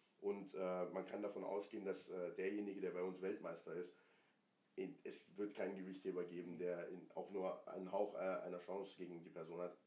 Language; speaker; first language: German; early bilingual, other home language; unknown